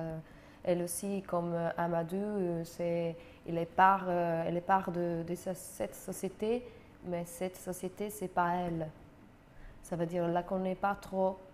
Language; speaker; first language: French; non-native, fluent; Italian